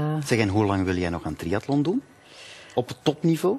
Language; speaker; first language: Dutch; native; Dutch